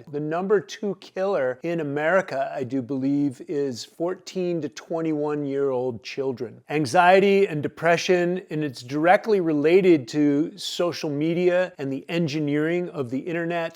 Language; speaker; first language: English; native; English